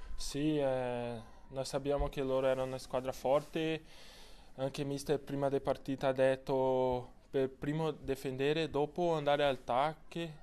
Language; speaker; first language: Italian; non-native, learner; Portuguese